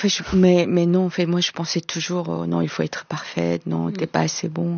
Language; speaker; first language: French; non-native, fluent; Korean